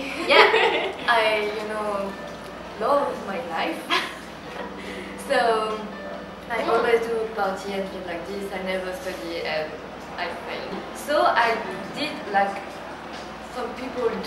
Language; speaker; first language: English; non-native, learner; French